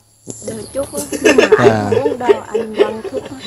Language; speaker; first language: Vietnamese; non-native, local second language; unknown